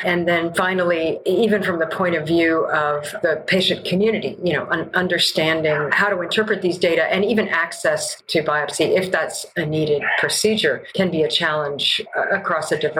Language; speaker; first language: English; native; English